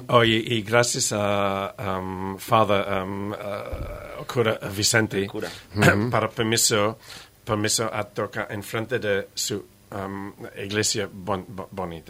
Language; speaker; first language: Spanish; non-native, learner; English